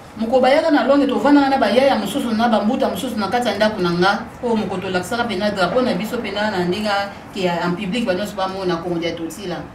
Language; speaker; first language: Lingala; non-native, local second language; Kongo